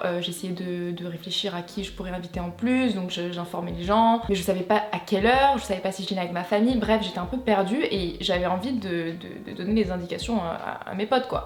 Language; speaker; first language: French; native; French